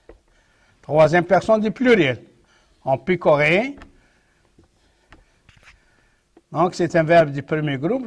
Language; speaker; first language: French; non-native, local second language; Arabic